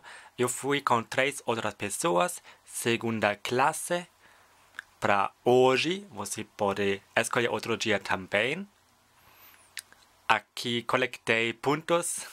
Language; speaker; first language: Portuguese; non-native, fluent; German